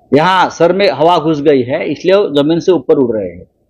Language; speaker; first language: Hindi; non-native, local second language; Marathi